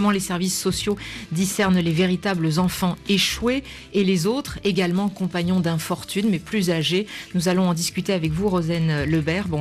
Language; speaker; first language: French; native; French